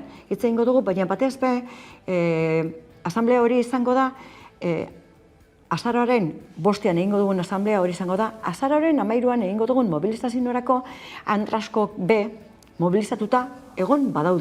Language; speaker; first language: Basque; native; Basque